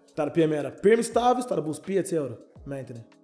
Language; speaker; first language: Latvian; non-native, learner; Portuguese